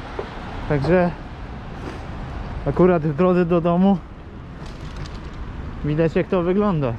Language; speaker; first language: Polish; native; Polish